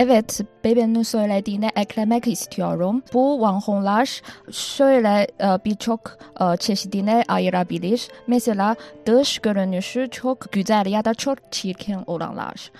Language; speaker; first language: Turkish; non-native, fluent; Chinese